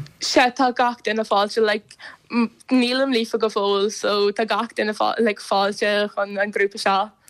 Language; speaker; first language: Irish; non-native, local second language; English